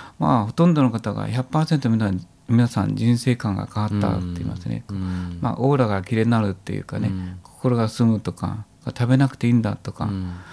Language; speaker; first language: Japanese; native; Japanese